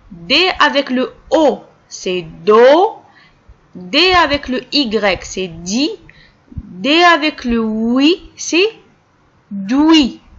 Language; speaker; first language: French; non-native, local second language; Arabic